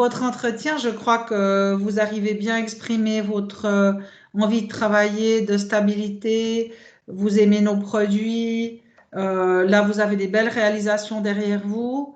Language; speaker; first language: French; native; French